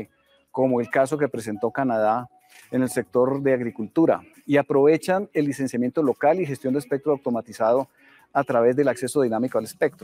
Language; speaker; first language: Spanish; native; Spanish